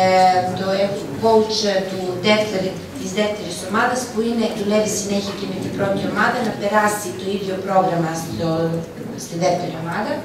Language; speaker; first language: Greek; non-native, fluent; Serbian